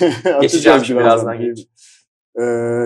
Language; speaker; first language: Turkish; native; Turkish